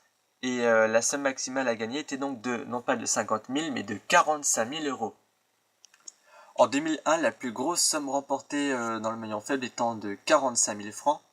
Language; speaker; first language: French; native; French